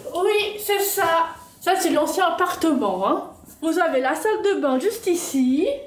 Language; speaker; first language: French; early bilingual, other home language; Portuguese